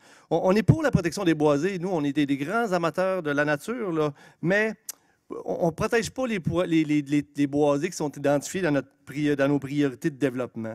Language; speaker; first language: French; native; French